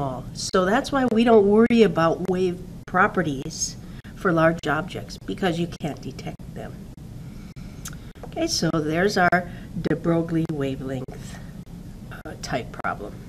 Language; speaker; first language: English; native; English